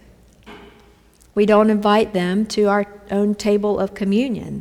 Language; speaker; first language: English; native; English